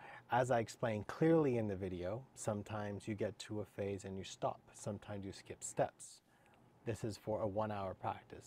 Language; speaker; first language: English; native; English